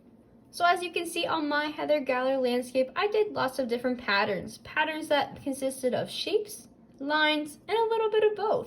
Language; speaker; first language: English; native; English